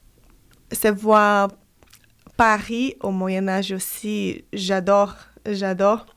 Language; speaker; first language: French; non-native, fluent; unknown